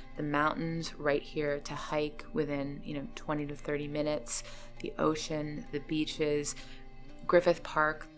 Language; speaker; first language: English; native; English